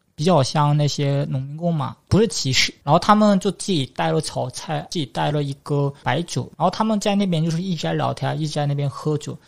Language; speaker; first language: Chinese; non-native, fluent; Korean